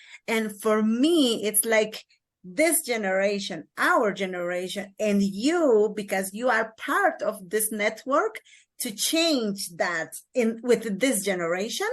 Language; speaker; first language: English; non-native, learner; Kaqchikel